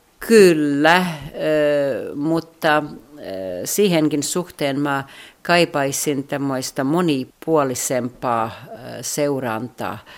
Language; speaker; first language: Finnish; non-native, fluent; Latvian